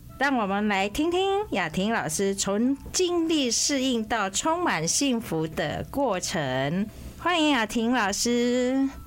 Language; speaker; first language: Chinese; non-native, fluent; Indonesian